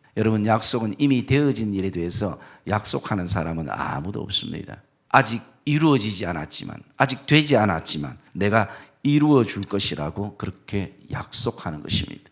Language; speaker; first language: Korean; native; Korean